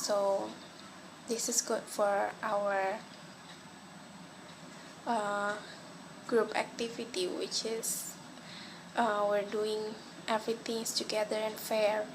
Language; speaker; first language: English; non-native, local second language; Malay